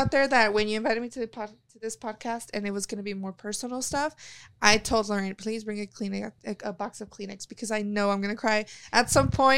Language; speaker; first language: English; early bilingual, other home language; Spanish